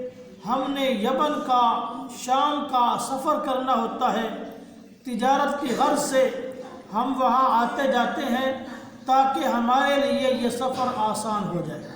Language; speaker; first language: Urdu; non-native, local second language; Punjabi